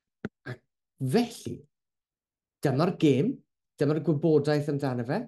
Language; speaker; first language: Welsh; non-native, local second language; English